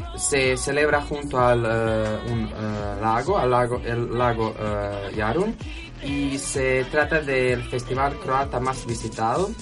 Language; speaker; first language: Spanish; non-native, fluent; Croatian